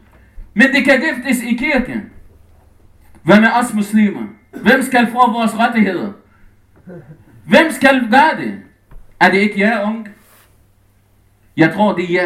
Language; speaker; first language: Danish; non-native, fluent; Arabic